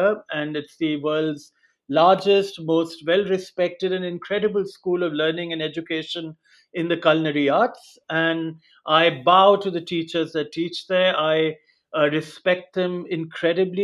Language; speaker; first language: English; non-native, local second language; Hindi